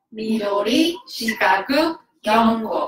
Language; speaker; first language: Korean; non-native, learner; Japanese